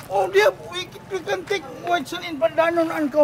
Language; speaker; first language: English; non-native, learner; Cebuano